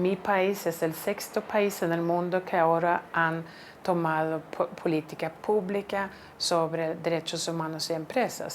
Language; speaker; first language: Spanish; non-native, fluent; Swedish